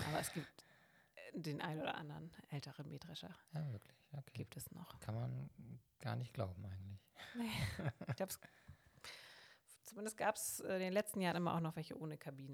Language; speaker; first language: German; native; German